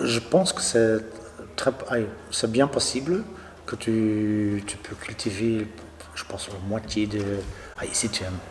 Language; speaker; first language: French; non-native, local second language; Dutch